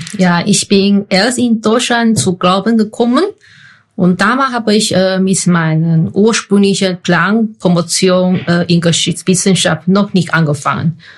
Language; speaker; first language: German; non-native, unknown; Chinese